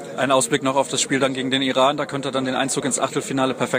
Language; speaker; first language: German; native; German